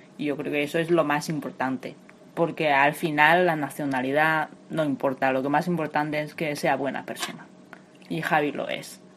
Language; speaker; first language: Spanish; non-native, fluent; Chinese